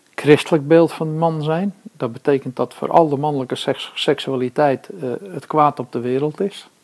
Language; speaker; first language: Dutch; early bilingual, other home language; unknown